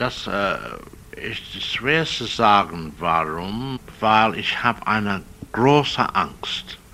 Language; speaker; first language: German; non-native, learner; English